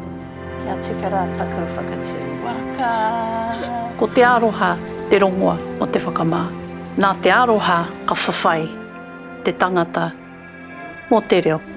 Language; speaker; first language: Māori; non-native, local second language; English